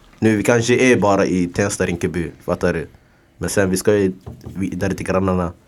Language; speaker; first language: Swedish; early bilingual, other home language; Somali